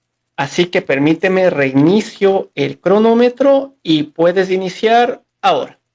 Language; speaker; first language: Spanish; native; Spanish